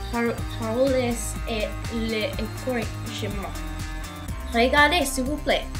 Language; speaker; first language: French; non-native, learner; English